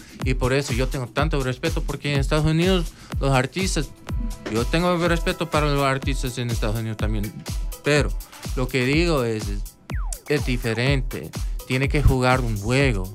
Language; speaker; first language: Spanish; non-native, local second language; English